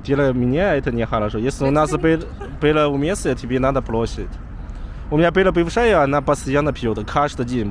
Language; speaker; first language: Russian; non-native, learner; Chinese